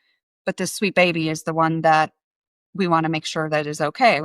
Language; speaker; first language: English; native; English